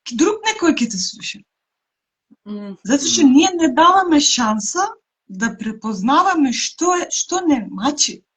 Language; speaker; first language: Macedonian; non-native, local second language; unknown